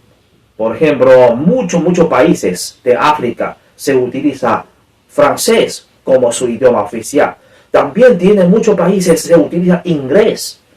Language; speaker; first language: Spanish; non-native, learner; Chinese